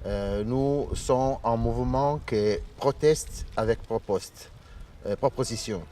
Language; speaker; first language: French; non-native, learner; Italian